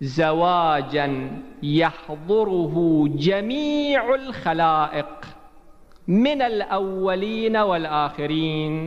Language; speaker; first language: Arabic; native; Arabic